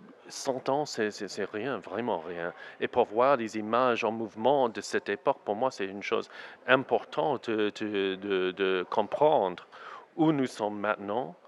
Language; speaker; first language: French; non-native, learner; English